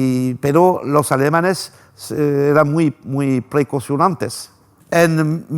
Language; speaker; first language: Spanish; non-native, fluent; French